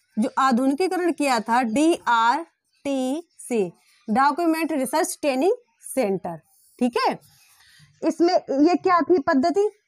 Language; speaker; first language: Hindi; native; Hindi